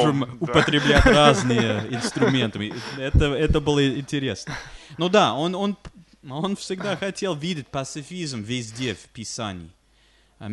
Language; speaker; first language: Russian; non-native, fluent; English